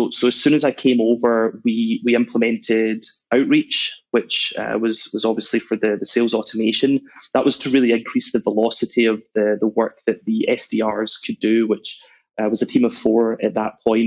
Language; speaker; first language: English; native; English